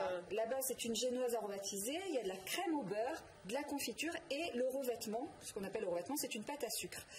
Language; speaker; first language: French; native; French